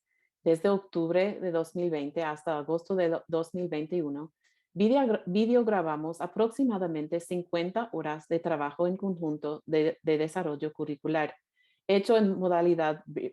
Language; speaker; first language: Spanish; non-native, fluent; English